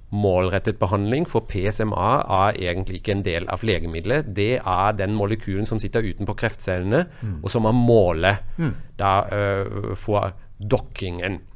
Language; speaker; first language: Norwegian; non-native, fluent; German